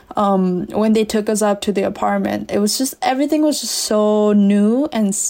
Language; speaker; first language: English; early bilingual, other home language; S'gaw Karen